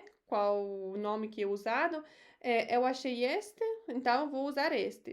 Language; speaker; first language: Portuguese; non-native, fluent; Polish